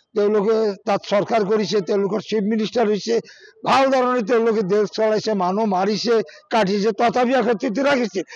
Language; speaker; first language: Assamese; non-native, local second language; Bangla